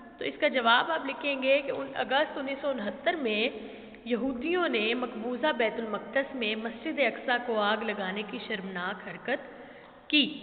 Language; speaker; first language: Urdu; native; Urdu